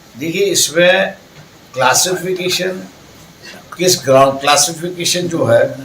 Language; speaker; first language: Hindi; non-native, local second language; Marathi